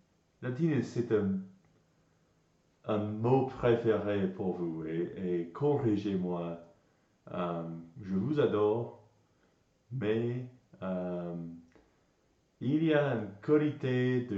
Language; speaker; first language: French; non-native, learner; English